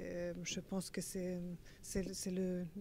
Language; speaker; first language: French; non-native, learner; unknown